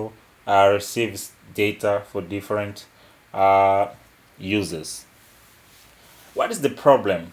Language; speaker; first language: English; non-native, local second language; Portuguese